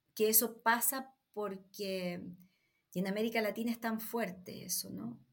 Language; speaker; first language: Spanish; native; Spanish